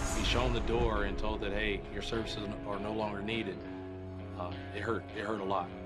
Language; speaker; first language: English; native; English